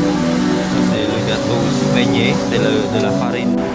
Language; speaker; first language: French; non-native, learner; Khmer